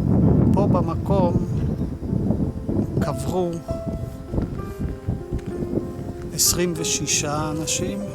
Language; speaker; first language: Hebrew; non-native, fluent; Dutch